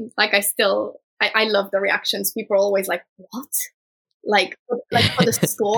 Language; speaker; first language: English; early bilingual, other home language; Romanian